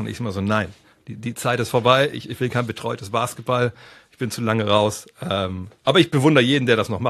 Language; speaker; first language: German; native; German